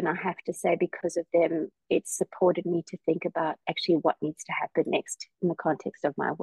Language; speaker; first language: English; native; English